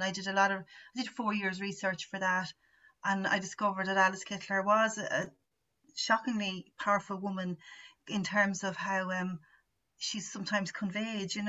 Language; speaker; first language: English; native; English